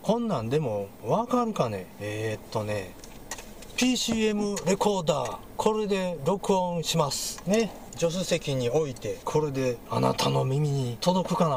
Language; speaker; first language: Japanese; native; Japanese